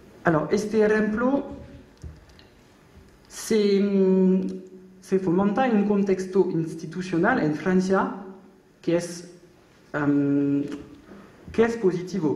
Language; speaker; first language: Spanish; non-native, learner; French